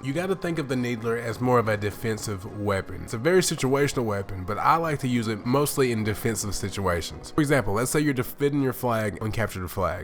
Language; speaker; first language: English; native; English